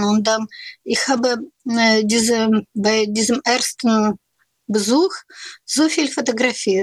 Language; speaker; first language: German; non-native, learner; Russian